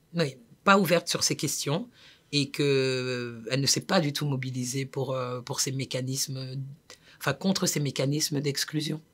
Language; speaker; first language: French; native; French